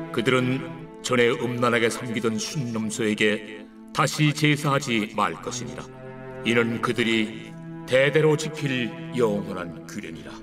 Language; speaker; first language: Korean; native; Korean